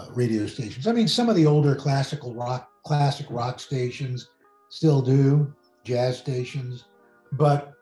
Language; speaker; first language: English; native; English